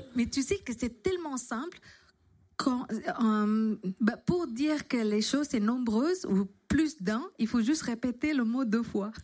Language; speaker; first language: French; non-native, fluent; Indonesian